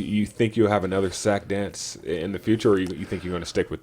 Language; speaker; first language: English; native; English